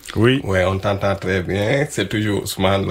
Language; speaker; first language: French; non-native, local second language; Wolof